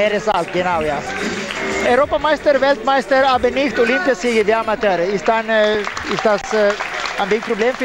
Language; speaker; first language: German; non-native, learner; Swedish